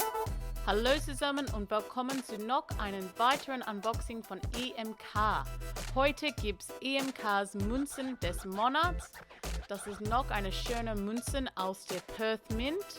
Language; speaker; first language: German; non-native, learner; English